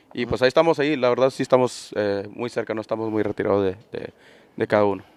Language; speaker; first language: Spanish; native; Spanish